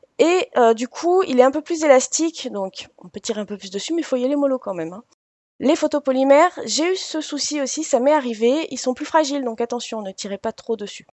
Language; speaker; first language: French; native; French